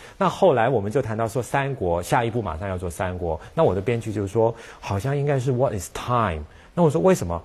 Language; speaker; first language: Chinese; non-native, local second language; Cantonese